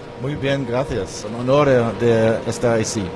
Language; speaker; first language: Spanish; non-native, learner; German